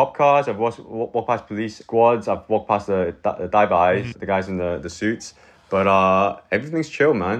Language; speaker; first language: English; native; English